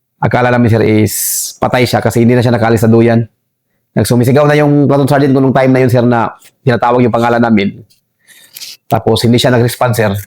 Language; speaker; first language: Filipino; non-native, local second language; Cebuano